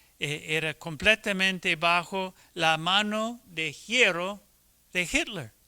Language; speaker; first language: Spanish; non-native, fluent; English